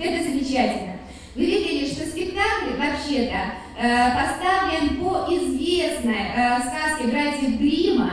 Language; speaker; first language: Russian; native; Russian